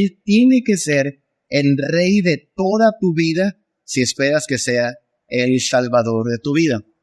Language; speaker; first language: Spanish; native; Spanish